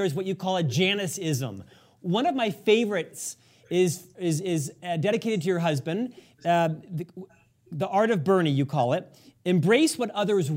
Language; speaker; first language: English; native; English